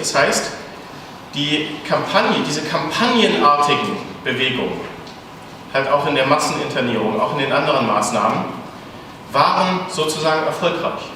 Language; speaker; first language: German; native; German